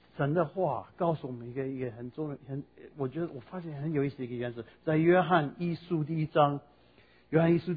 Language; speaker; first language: Chinese; non-native, fluent; English